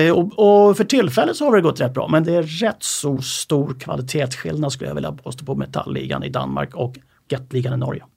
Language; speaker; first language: Swedish; native; Swedish